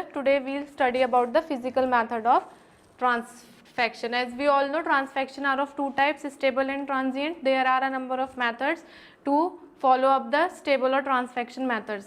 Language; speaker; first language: English; non-native, local second language; Hindi